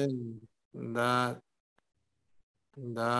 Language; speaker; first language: Russian; non-native, learner; Spanish